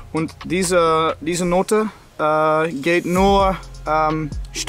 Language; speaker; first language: German; non-native, learner; Dutch